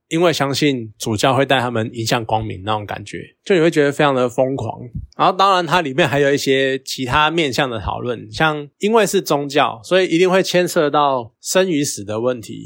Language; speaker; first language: Chinese; native; Chinese